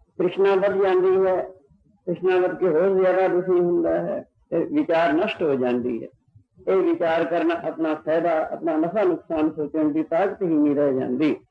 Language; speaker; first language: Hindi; non-native, local second language; Punjabi